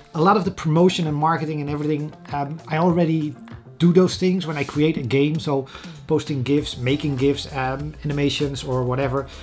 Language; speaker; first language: English; non-native, fluent; Dutch